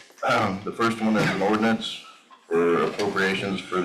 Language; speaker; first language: English; native; English